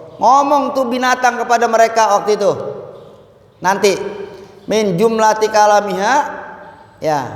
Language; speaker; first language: Indonesian; native; Indonesian